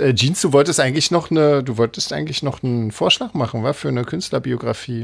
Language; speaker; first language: German; native; German